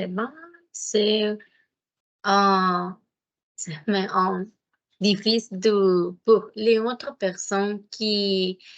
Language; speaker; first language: French; non-native, learner; Spanish